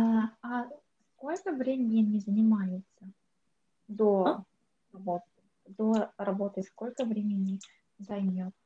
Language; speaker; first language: Russian; non-native, learner; Korean